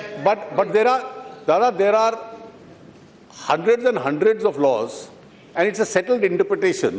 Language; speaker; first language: English; non-native, local second language; Hindi